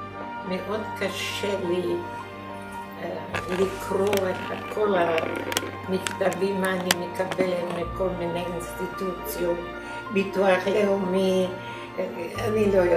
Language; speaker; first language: Hebrew; non-native, learner; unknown